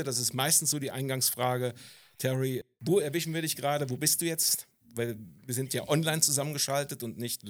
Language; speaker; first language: German; native; German